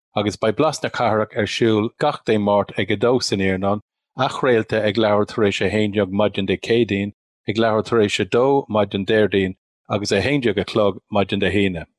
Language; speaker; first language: Irish; non-native, local second language; English